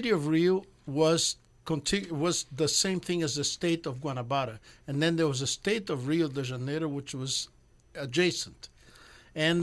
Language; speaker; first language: English; non-native, fluent; Portuguese